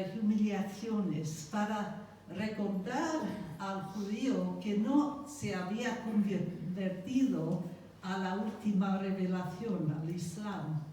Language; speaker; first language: Spanish; non-native, fluent; English